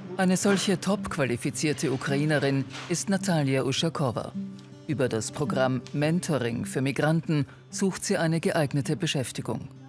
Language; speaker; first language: German; native; German